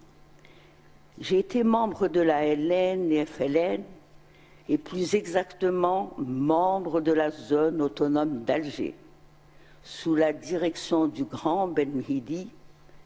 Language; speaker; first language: French; non-native, local second language; Arabic